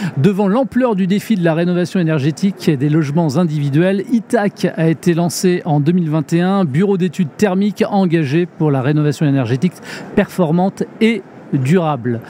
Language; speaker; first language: French; native; French